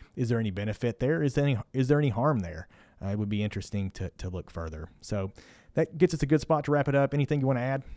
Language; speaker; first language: English; native; English